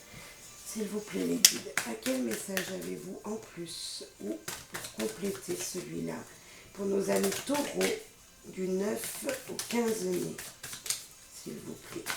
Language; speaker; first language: French; native; French